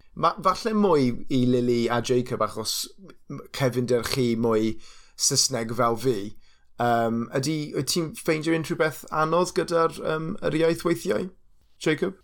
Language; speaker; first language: Welsh; non-native, local second language; English